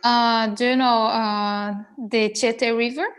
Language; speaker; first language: English; non-native, learner; Portuguese